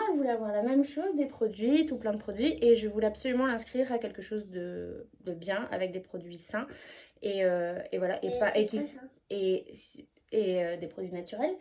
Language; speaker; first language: French; native; French